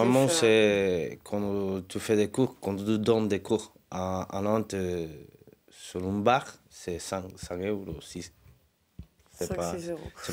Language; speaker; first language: French; non-native, learner; Spanish